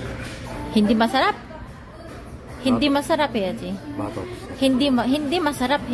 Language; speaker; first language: Filipino; non-native, fluent; Korean